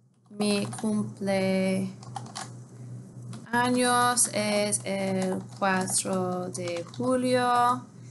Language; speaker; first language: Spanish; non-native, fluent; English